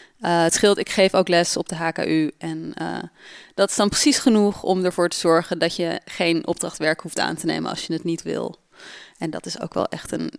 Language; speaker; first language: Dutch; native; Dutch